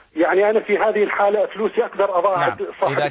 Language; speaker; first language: Arabic; native; Arabic